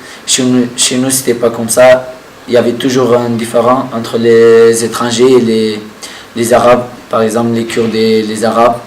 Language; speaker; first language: French; non-native, learner; Kurdish